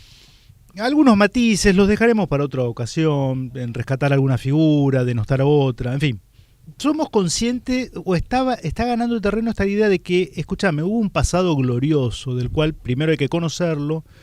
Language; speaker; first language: Spanish; native; Spanish